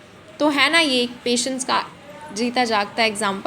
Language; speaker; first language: Hindi; native; Hindi